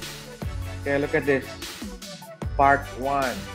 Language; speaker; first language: English; non-native, fluent; Indonesian